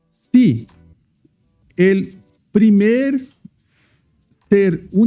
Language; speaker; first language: Spanish; non-native, fluent; Portuguese